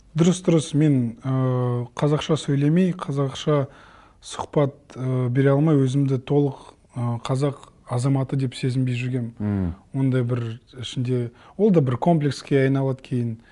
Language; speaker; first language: Kazakh; non-native, local second language; Russian